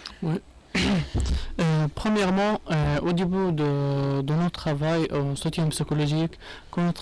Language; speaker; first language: French; non-native, learner; Arabic